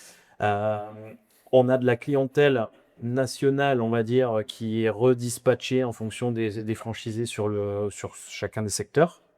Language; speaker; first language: French; native; French